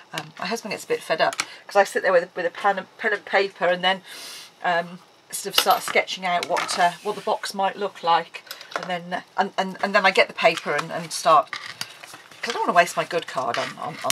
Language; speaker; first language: English; native; English